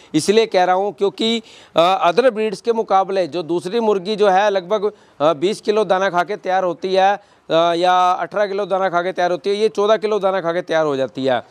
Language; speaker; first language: Hindi; native; Hindi